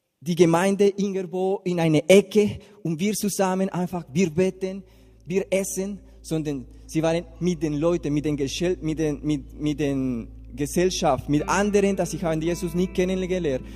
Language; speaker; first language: German; non-native, learner; Spanish